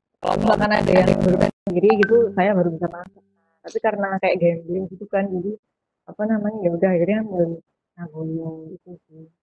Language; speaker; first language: Indonesian; native; Indonesian